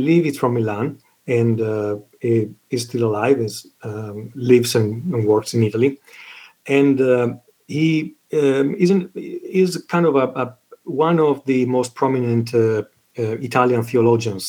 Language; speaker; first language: English; non-native, fluent; Italian